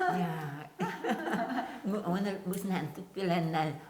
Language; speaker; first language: Korean; non-native, learner; German